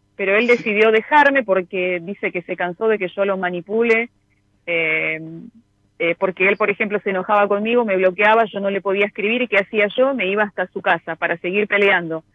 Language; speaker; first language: Spanish; native; Spanish